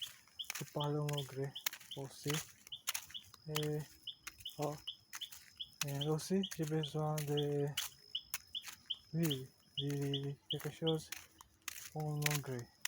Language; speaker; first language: French; non-native, learner; Portuguese